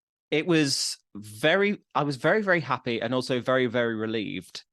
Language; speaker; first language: English; native; English